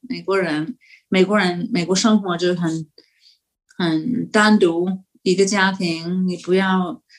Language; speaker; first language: Chinese; non-native, fluent; English